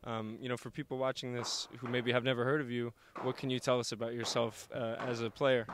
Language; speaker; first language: English; native; English